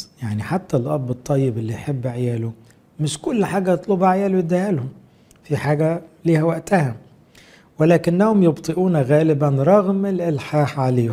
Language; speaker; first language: Arabic; native; Arabic